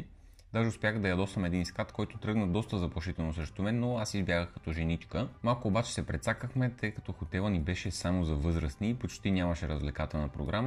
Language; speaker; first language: Bulgarian; native; Bulgarian